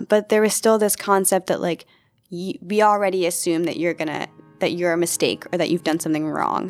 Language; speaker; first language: English; native; English